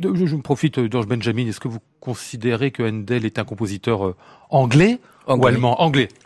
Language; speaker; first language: French; native; French